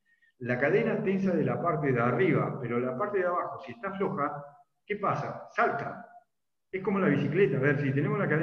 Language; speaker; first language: Spanish; native; Spanish